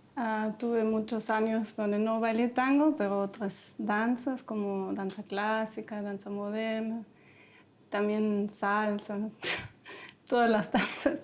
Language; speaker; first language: Spanish; non-native, fluent; German